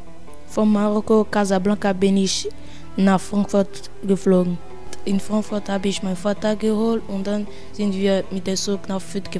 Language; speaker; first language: German; non-native, learner; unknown